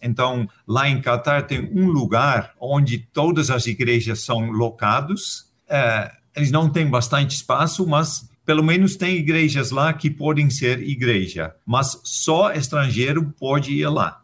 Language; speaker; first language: Portuguese; non-native, fluent; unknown